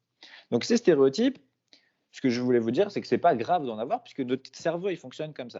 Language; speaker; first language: French; native; French